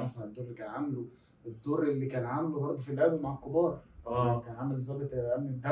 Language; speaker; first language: Arabic; native; Arabic